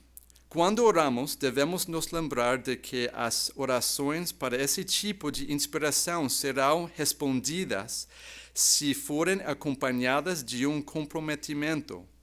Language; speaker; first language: Portuguese; non-native, fluent; English